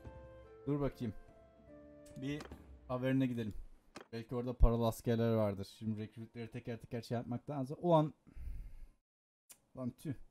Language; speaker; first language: Turkish; native; Turkish